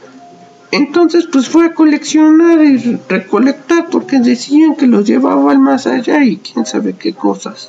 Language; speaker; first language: Spanish; native; Spanish